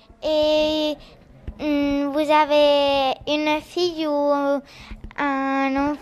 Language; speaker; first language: French; non-native, learner; Spanish